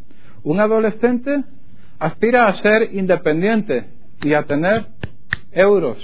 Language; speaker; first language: Spanish; native; Spanish